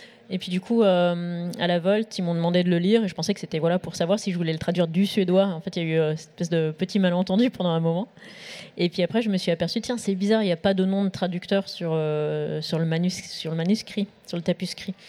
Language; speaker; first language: French; native; French